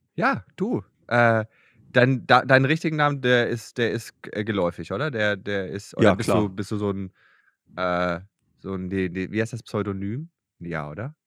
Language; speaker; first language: German; native; German